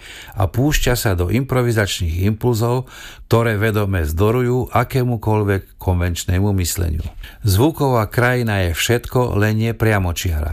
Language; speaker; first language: Slovak; native; Slovak